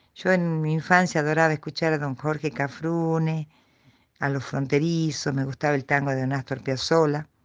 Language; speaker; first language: Spanish; native; Spanish